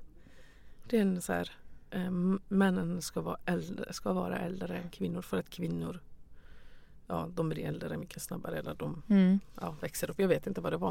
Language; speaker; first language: Swedish; non-native, fluent; Persian